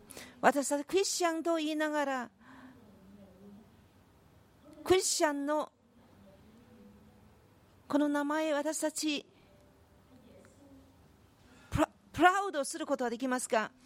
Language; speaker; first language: Japanese; non-native, fluent; Korean